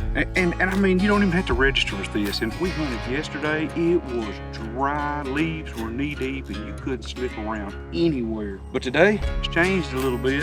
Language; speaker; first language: English; native; English